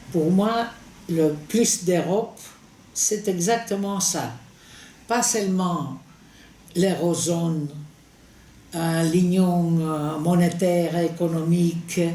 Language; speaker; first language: French; non-native, fluent; Greek